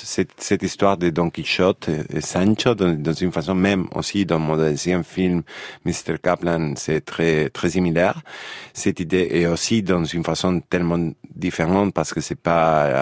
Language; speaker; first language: French; non-native, fluent; Spanish